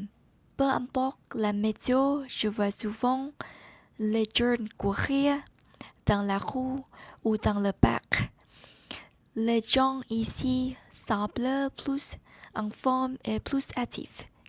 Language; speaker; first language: French; non-native, learner; Vietnamese